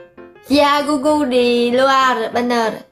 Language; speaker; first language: Indonesian; non-native, learner; Vietnamese